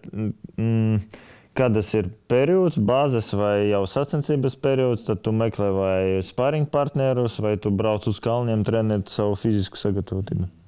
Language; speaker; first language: Latvian; native; Latvian